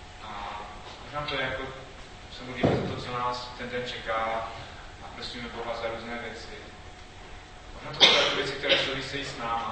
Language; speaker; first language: Czech; non-native, fluent; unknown